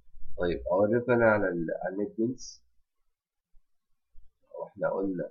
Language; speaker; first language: Arabic; native; Arabic